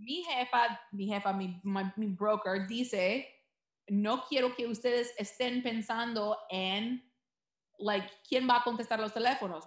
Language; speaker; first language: Spanish; early bilingual, heritage; Spanish